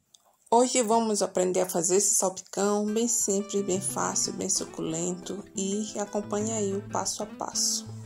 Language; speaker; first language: Portuguese; native; Portuguese